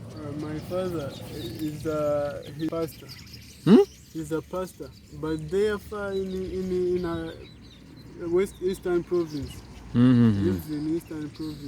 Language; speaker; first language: English; non-native, learner; Kinyarwanda